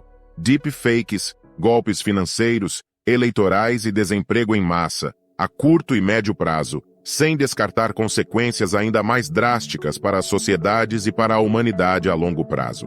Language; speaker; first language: Portuguese; native; Portuguese